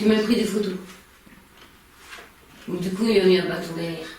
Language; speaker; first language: French; native; French